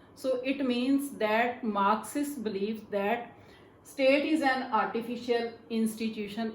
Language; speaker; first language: English; non-native, local second language; Punjabi